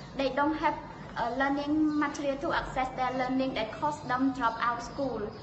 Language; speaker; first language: English; non-native, learner; Khmer